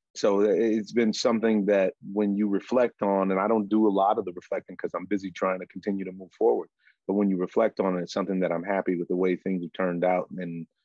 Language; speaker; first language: English; native; English